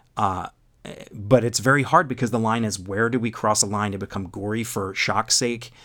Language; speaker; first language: English; native; English